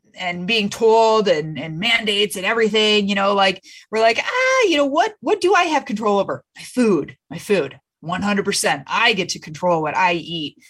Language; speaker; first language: English; native; English